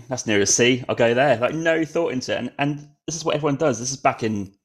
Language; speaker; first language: English; native; English